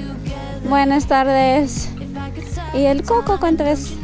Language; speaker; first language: Spanish; non-native, learner; English